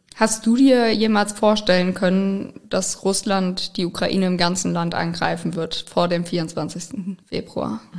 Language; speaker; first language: German; native; German